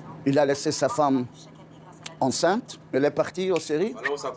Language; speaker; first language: French; non-native, local second language; Arabic